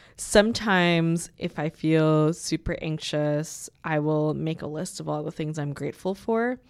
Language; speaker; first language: English; native; English